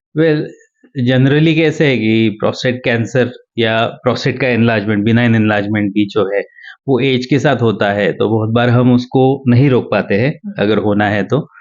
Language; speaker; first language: Hindi; non-native, local second language; Marathi